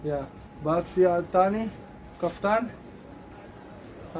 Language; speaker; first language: Arabic; non-native, learner; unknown